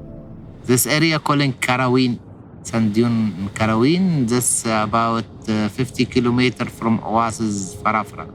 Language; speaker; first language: English; non-native, learner; Arabic